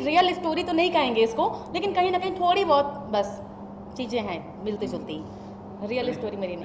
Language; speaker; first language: Hindi; native; Hindi